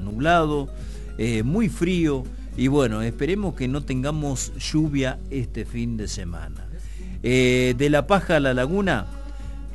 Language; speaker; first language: Spanish; native; Spanish